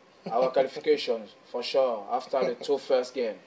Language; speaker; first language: English; non-native, local second language; French